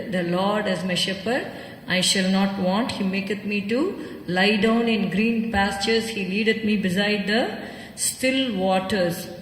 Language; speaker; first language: English; non-native, local second language; Tamil